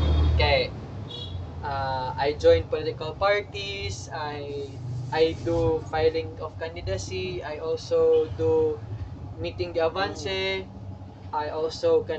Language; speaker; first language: English; non-native, local second language; Cebuano